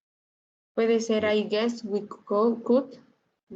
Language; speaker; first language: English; non-native, learner; Spanish